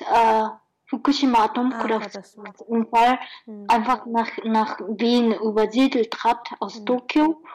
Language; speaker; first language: German; non-native, fluent; Japanese